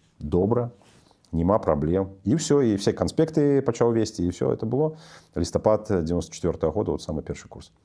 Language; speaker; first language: Belarusian; non-native, local second language; Russian